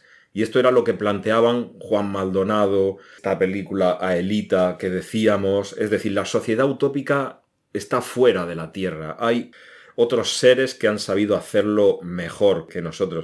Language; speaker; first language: Spanish; native; Spanish